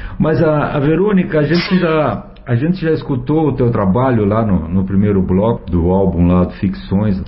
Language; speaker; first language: Portuguese; native; Portuguese